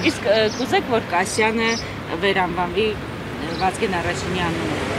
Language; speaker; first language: Armenian; native; Armenian